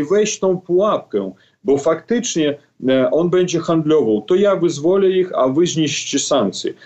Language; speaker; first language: Polish; non-native, fluent; Belarusian